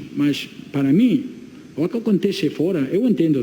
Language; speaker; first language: Portuguese; non-native, learner; Spanish